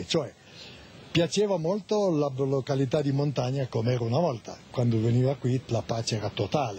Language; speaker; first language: Italian; native; Italian